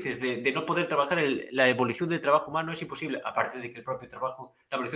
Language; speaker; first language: Spanish; native; Spanish